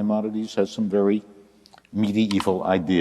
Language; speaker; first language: English; native; English